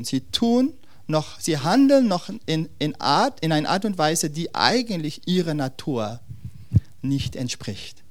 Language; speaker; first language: German; non-native, fluent; Dutch